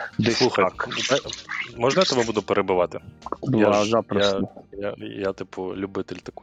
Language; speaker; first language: Ukrainian; native; Ukrainian